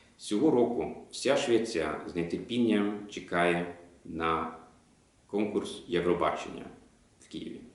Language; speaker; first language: Ukrainian; non-native, fluent; Swedish